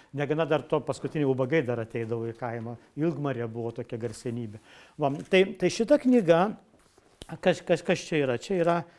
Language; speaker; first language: Lithuanian; native; Lithuanian